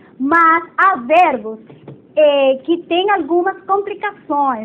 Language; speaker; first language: Portuguese; non-native, fluent; Spanish